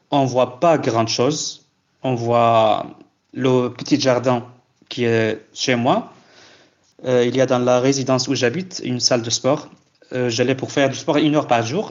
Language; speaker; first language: French; non-native, fluent; Kurdish